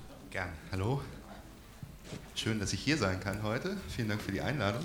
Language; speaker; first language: German; native; German